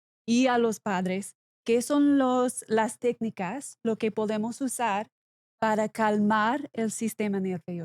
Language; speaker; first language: Spanish; non-native, learner; English